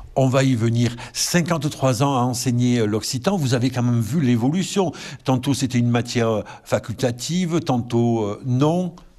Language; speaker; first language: French; native; French